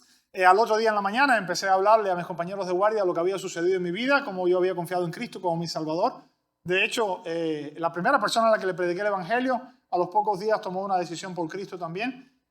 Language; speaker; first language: Spanish; native; Spanish